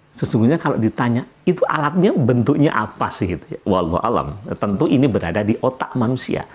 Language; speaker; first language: Indonesian; non-native, local second language; Javanese